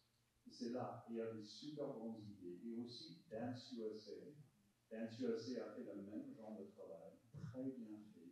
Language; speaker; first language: French; non-native, learner; English